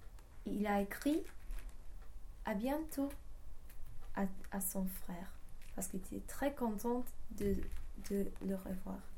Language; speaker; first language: French; non-native, learner; English